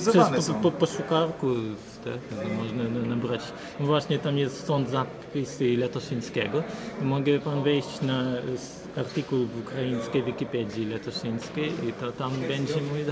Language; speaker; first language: Polish; non-native, learner; Ukrainian